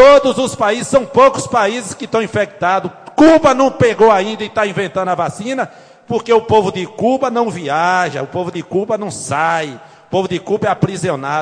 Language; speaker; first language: Portuguese; native; Portuguese